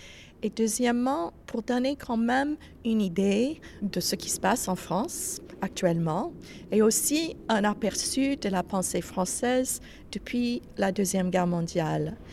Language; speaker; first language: French; non-native, fluent; English